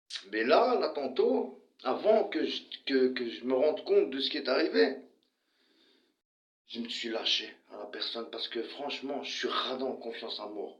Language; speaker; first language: French; early bilingual, other home language; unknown